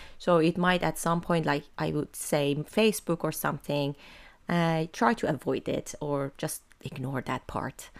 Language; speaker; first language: English; non-native, fluent; Persian